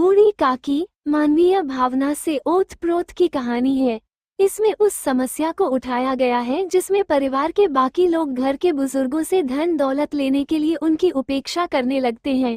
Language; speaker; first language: Hindi; native; Hindi